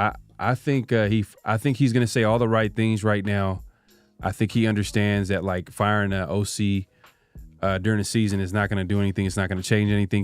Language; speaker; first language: English; native; English